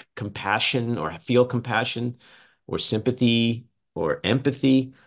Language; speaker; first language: English; native; English